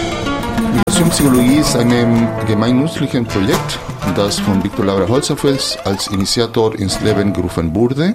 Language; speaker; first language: German; non-native, fluent; Spanish